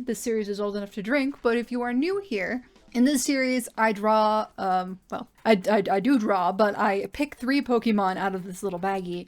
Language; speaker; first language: English; native; English